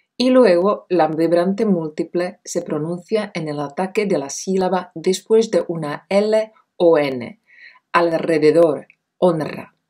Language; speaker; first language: Spanish; non-native, fluent; Czech